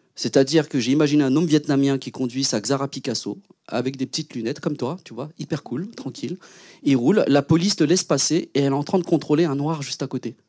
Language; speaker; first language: French; early bilingual, other home language; Vietnamese